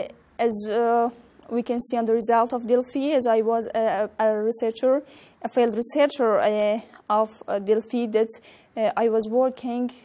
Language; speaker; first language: English; non-native, learner; Persian